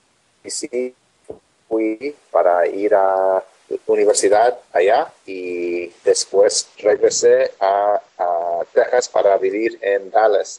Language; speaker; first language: Spanish; non-native, learner; English